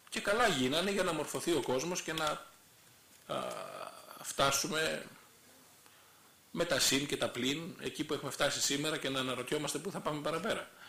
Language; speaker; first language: Greek; native; Greek